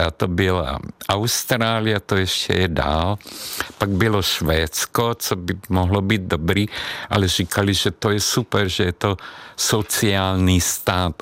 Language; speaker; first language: Czech; non-native, fluent; Hungarian